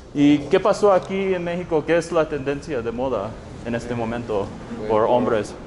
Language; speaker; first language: Spanish; non-native, learner; English